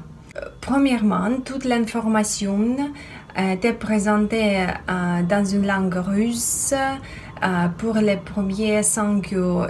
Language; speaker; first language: French; non-native, fluent; Russian